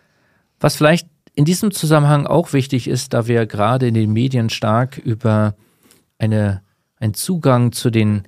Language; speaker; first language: German; native; German